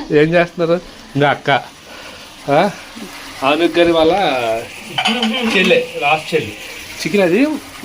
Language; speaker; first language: Telugu; native; Telugu